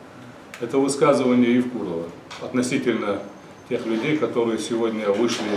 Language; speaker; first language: Russian; non-native, local second language; Ingush